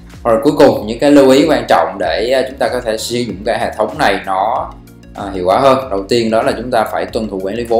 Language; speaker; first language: Vietnamese; native; Vietnamese